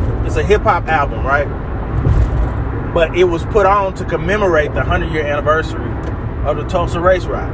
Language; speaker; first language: English; native; English